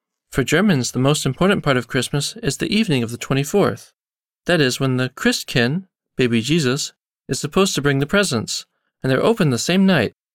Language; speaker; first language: English; native; English